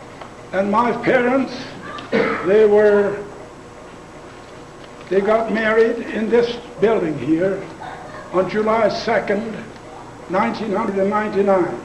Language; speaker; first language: English; non-native, local second language; Plautdietsch